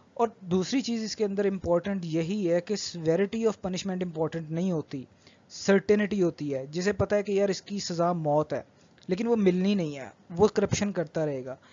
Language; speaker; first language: Urdu; native; Urdu